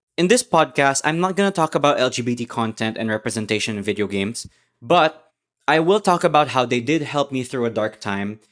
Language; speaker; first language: English; non-native, local second language; Filipino